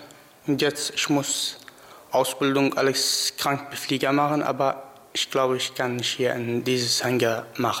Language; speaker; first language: German; non-native, learner; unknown